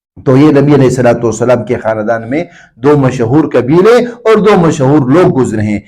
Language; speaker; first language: Urdu; non-native, local second language; Pashto